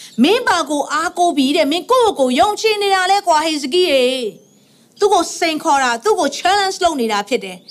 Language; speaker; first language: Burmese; native; Burmese